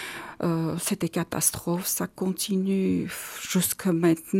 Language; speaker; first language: French; non-native, learner; Armenian